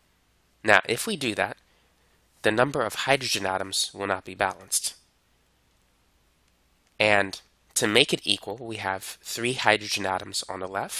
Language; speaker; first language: English; native; English